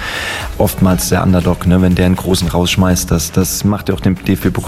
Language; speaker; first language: German; native; German